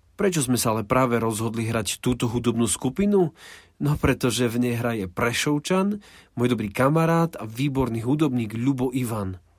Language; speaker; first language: Slovak; native; Slovak